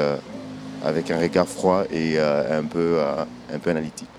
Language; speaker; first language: French; non-native, local second language; Kinyarwanda